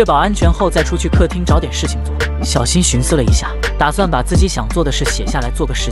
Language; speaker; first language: Chinese; native; Chinese